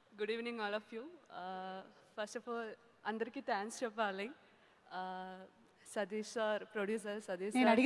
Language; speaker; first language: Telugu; non-native, learner; Malayalam